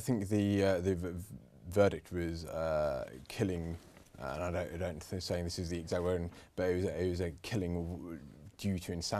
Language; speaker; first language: English; native; English